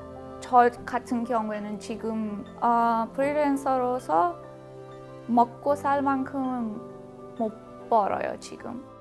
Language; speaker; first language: Korean; non-native, fluent; Persian